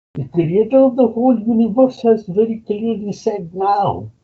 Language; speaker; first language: English; non-native, local second language; Urdu